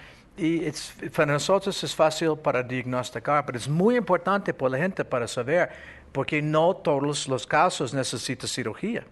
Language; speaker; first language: Spanish; non-native, fluent; English